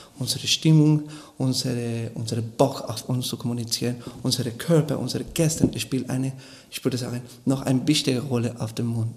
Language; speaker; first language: German; non-native, fluent; Spanish